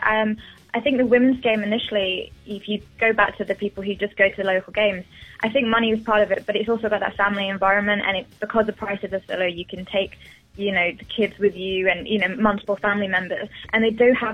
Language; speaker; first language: English; native; English